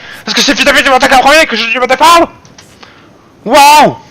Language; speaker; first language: French; native; French